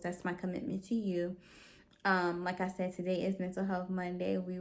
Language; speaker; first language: English; native; English